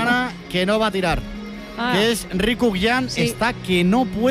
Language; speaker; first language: Spanish; native; Spanish